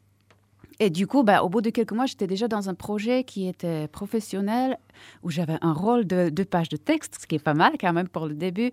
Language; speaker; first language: French; non-native, fluent; Czech